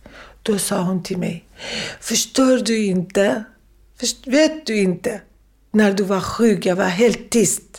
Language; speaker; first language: Swedish; non-native, fluent; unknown